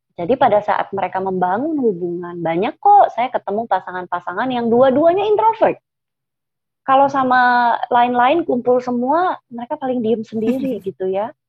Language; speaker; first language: Indonesian; native; Indonesian